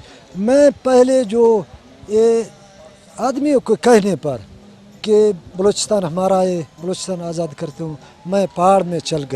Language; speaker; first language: Hindi; non-native, local second language; Baluchi